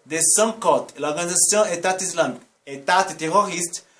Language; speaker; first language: French; non-native, learner; Portuguese